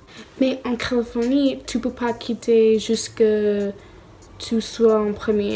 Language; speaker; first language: French; non-native, learner; English